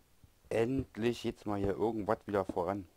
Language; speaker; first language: German; native; German